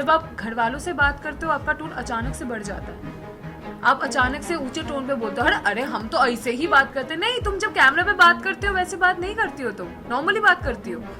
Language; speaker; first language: Hindi; non-native, local second language; Bangla